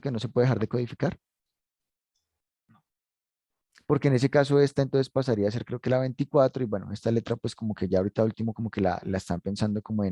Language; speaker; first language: Spanish; native; Spanish